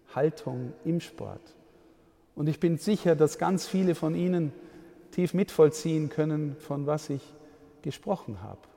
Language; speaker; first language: German; native; German